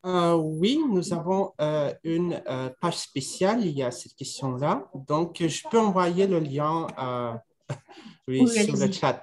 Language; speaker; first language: French; non-native, fluent; Russian